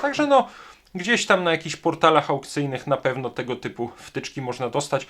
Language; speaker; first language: Polish; native; Polish